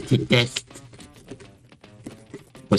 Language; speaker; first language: French; non-native, learner; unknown